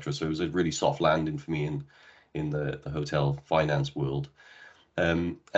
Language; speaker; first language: English; native; English